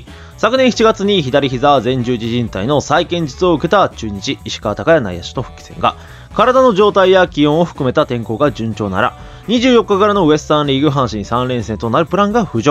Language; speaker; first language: Japanese; native; Japanese